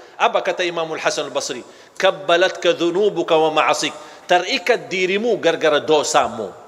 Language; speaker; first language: Malay; non-native, fluent; Arabic